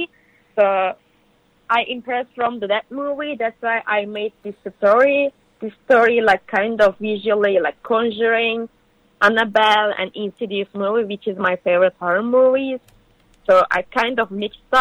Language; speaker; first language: English; non-native, learner; Turkish